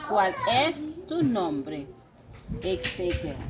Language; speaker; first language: Spanish; non-native, fluent; French